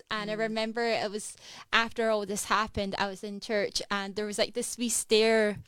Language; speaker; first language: English; native; English